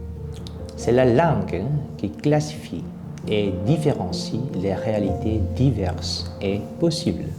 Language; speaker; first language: French; non-native, fluent; Korean